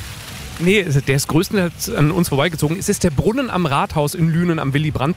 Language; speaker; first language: German; native; German